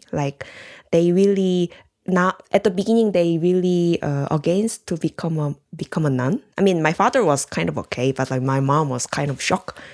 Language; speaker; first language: English; non-native, learner; Korean